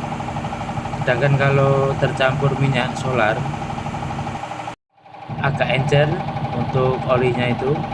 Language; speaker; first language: Indonesian; non-native, local second language; Javanese